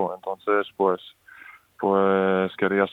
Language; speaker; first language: Spanish; non-native, fluent; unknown